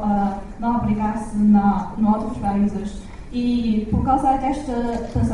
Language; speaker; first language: Portuguese; non-native, learner; Chinese